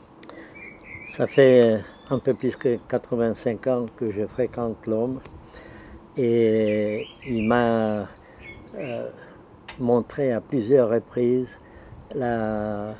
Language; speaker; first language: French; non-native, fluent; Czech